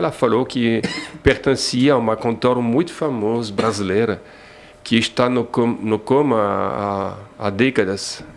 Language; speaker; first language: Portuguese; non-native, fluent; French